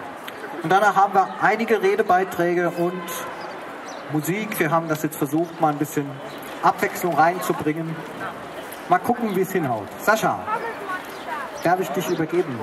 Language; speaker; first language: German; native; German